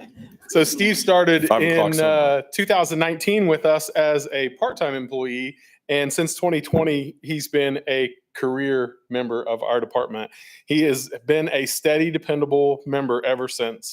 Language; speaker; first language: English; native; English